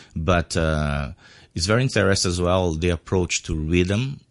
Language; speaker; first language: English; non-native, fluent; Portuguese